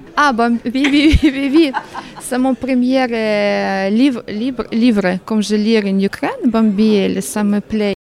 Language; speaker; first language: French; non-native, learner; Ukrainian